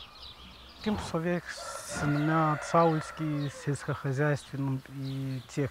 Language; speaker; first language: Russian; non-native, local second language; Romanian